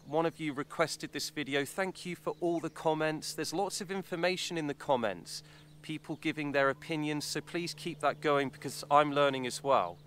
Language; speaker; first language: English; native; English